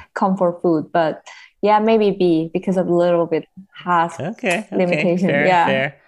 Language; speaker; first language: English; non-native, learner; Korean